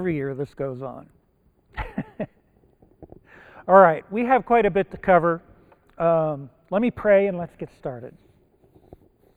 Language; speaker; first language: English; early bilingual, other home language; Japanese